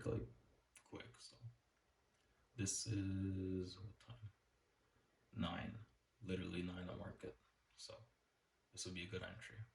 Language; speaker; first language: English; native; English